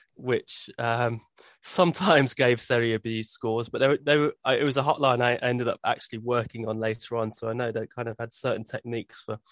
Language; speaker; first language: English; native; English